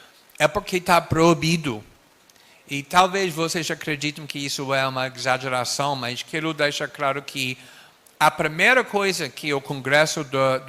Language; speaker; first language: Portuguese; non-native, fluent; English